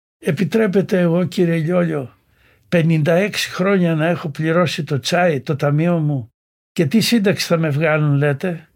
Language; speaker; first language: Greek; native; Greek